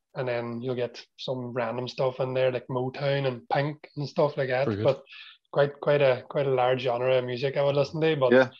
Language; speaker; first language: English; native; English